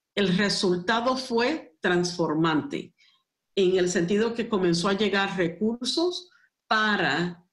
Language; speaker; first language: Spanish; early bilingual, heritage; Spanish